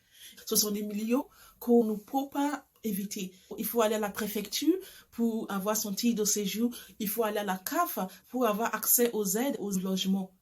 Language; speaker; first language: French; non-native, fluent; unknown